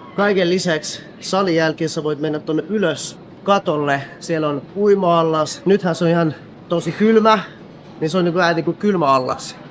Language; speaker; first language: Finnish; early bilingual, other home language; Kurdish